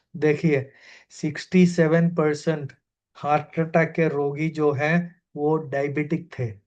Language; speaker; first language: Hindi; non-native, local second language; Malayalam